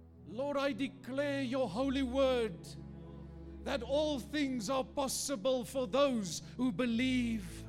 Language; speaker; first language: English; non-native, local second language; Afrikaans